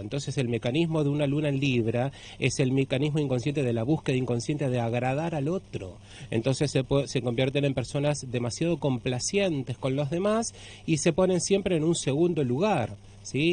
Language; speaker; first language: Spanish; native; Spanish